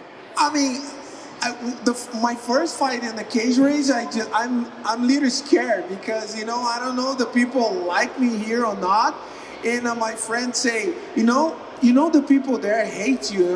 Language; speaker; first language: English; non-native, learner; Portuguese